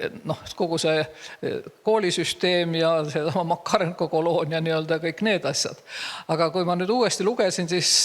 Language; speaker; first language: Estonian; native; Estonian